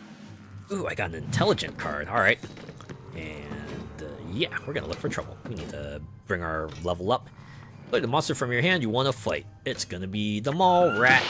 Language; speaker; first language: English; native; English